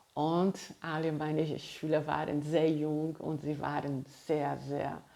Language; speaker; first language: German; non-native, fluent; Portuguese